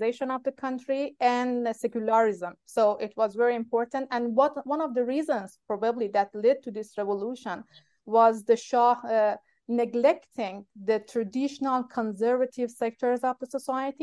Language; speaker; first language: English; non-native, fluent; Persian